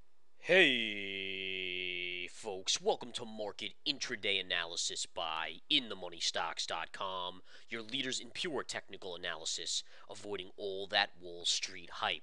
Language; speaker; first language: English; native; English